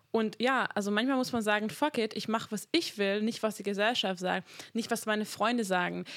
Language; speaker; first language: German; non-native, fluent; Hungarian